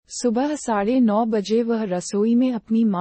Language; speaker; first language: Hindi; native; Hindi